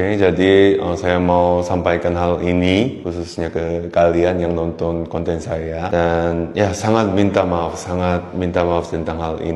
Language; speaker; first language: Indonesian; non-native, fluent; Korean